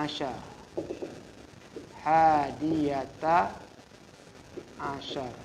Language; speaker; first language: Arabic; non-native, fluent; Indonesian